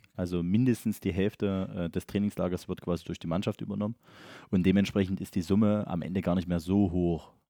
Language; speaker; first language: German; native; German